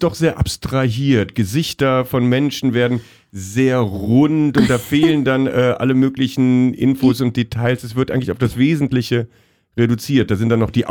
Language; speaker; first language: German; native; German